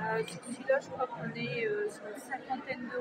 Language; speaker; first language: French; native; French